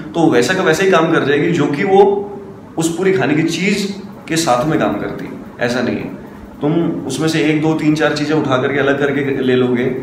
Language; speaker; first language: Hindi; native; Hindi